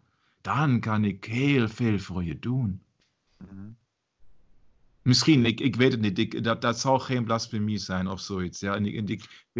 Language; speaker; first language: Dutch; non-native, learner; German